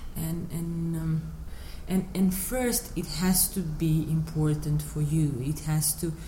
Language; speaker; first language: English; non-native, fluent; Bosnian